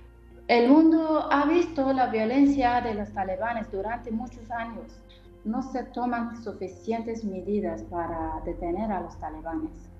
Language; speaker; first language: Spanish; non-native, fluent; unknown